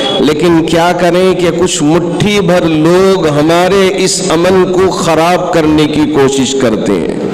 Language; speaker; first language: Urdu; native; Urdu